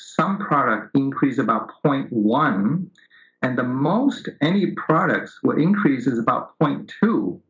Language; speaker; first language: English; early bilingual, other home language; Vietnamese